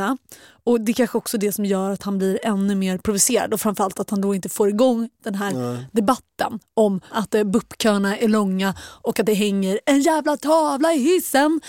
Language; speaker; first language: Swedish; native; Swedish